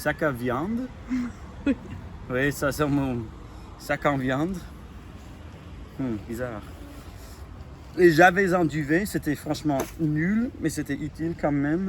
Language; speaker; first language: French; non-native, fluent; English